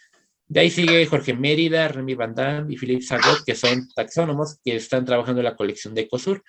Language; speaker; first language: Spanish; native; Spanish